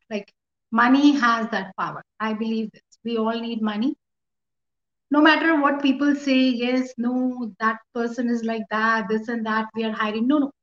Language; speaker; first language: English; non-native, local second language; Hindi